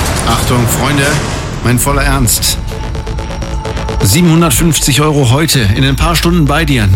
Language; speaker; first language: German; native; German